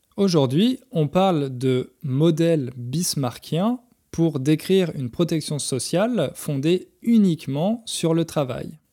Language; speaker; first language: French; native; French